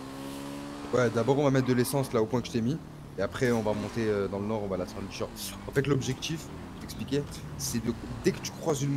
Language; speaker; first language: French; native; French